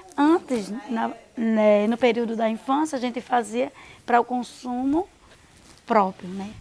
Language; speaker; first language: Portuguese; native; Portuguese